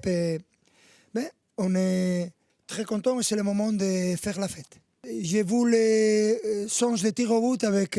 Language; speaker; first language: French; non-native, fluent; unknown